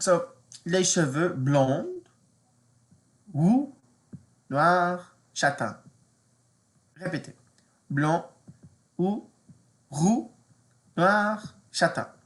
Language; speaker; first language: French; non-native, fluent; English